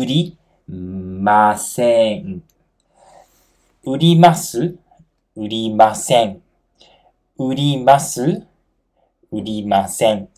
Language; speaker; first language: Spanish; non-native, fluent; Japanese